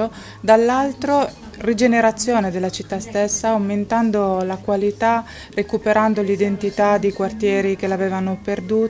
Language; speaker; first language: Italian; native; Italian